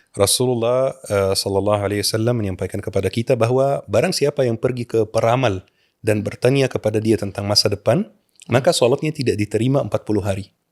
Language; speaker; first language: Indonesian; non-native, fluent; Arabic